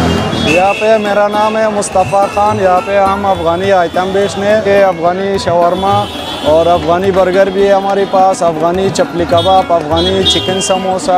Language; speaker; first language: Hindi; non-native, learner; Persian